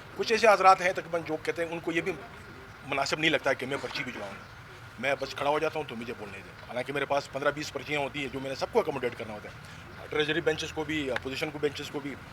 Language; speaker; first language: Urdu; non-native, local second language; Pashto